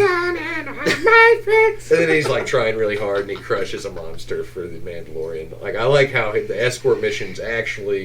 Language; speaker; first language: English; native; English